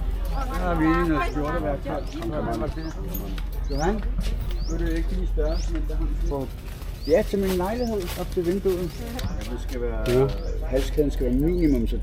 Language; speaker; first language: Danish; native; Danish